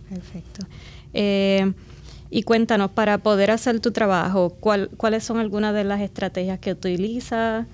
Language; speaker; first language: Spanish; native; Spanish